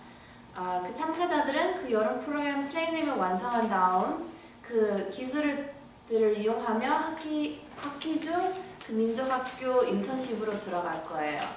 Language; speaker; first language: Korean; early bilingual, heritage; English